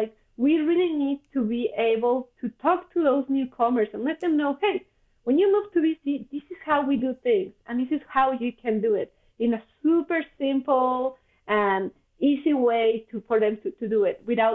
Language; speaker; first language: English; non-native, fluent; Spanish